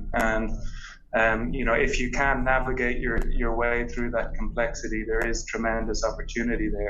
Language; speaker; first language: English; native; English